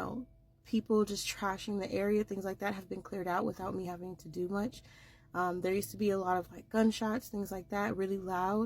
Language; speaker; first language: English; native; English